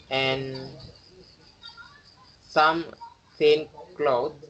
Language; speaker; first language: English; non-native, learner; Indonesian